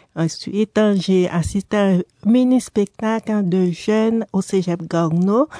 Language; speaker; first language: French; non-native, local second language; Haitian Creole